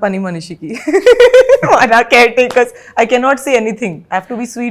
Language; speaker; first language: Telugu; non-native, learner; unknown